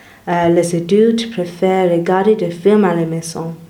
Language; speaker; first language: French; non-native, learner; English